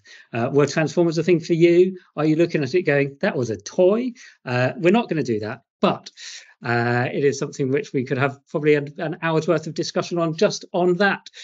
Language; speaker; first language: English; native; English